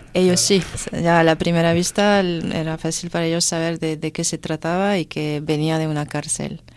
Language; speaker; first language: Spanish; non-native, fluent; French